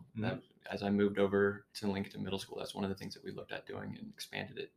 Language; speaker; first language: English; native; English